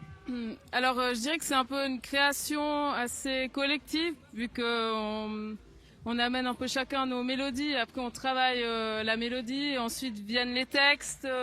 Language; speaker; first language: French; native; French